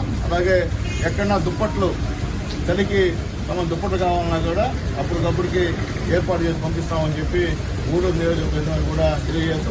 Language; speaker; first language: Telugu; native; Telugu